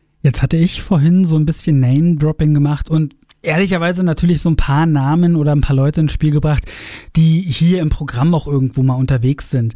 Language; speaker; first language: German; native; German